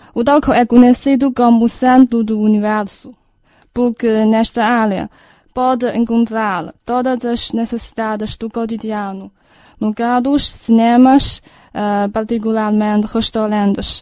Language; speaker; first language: Portuguese; non-native, learner; Chinese